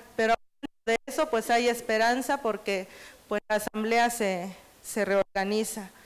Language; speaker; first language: Spanish; native; Spanish